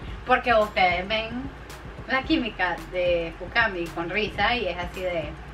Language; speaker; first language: Spanish; native; Spanish